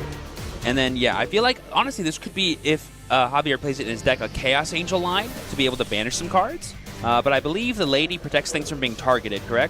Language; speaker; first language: English; native; English